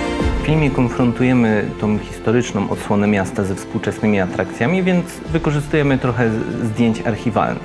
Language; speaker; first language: Polish; native; Polish